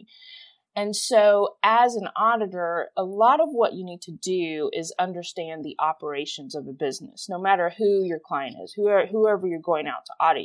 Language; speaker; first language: English; native; English